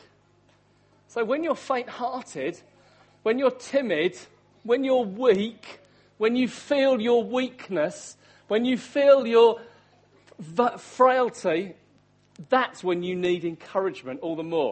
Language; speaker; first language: English; native; English